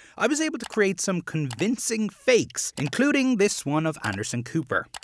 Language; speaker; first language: English; native; English